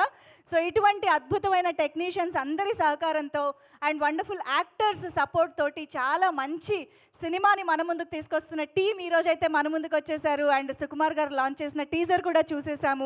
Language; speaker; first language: Telugu; native; Telugu